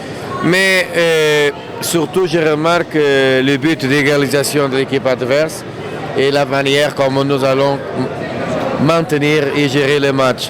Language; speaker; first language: French; non-native, fluent; Portuguese